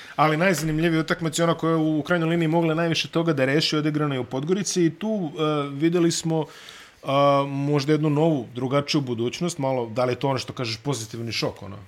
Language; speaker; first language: Bosnian; native; Bosnian